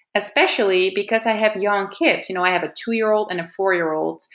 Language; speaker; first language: English; non-native, fluent; Dutch